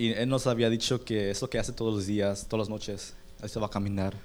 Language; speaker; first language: Spanish; early bilingual, heritage; Spanish